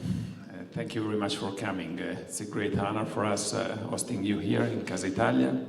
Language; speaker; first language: English; non-native, fluent; Italian